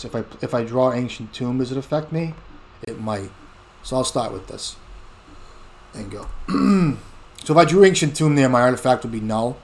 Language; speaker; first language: English; native; English